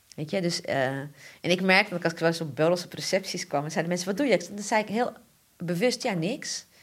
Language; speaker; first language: Dutch; early bilingual, other home language; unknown